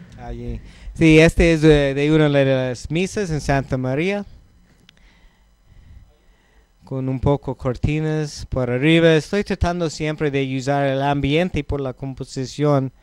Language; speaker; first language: Spanish; non-native, learner; English